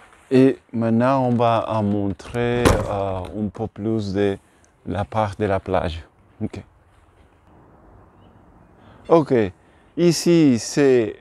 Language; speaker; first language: French; non-native, learner; Spanish